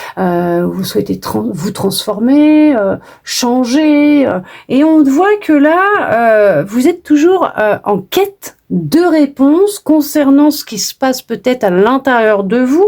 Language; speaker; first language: French; native; French